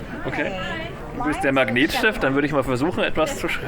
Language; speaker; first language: German; native; German